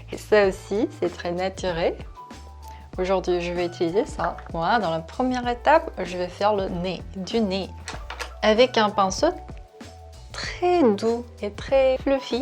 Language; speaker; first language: French; non-native, fluent; Korean